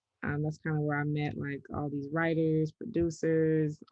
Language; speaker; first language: English; native; English